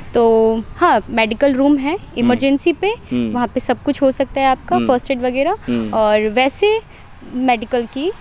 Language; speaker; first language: Hindi; native; Hindi